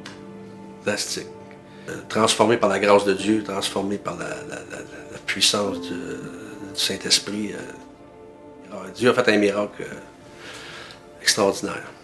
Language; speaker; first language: French; native; French